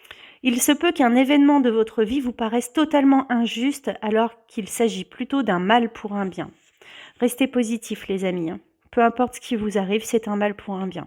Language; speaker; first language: French; native; French